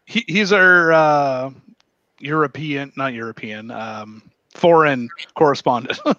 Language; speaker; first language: English; native; English